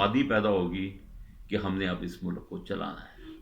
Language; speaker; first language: Urdu; native; Urdu